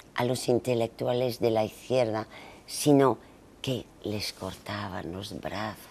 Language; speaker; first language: Spanish; native; Spanish